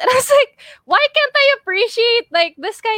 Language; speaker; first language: English; native; English